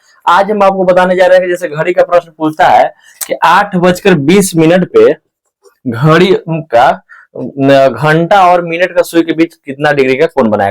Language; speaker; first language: Hindi; native; Hindi